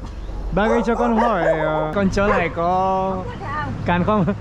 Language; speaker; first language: Vietnamese; non-native, fluent; English